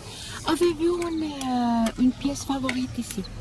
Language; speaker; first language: French; non-native, learner; English